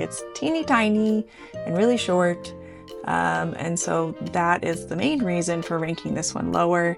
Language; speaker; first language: English; native; English